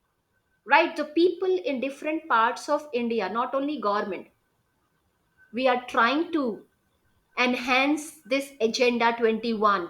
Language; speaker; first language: English; non-native, local second language; Hindi